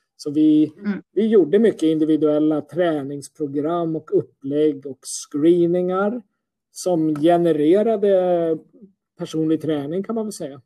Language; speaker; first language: Swedish; native; Swedish